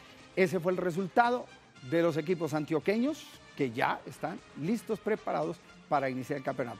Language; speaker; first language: Spanish; native; Spanish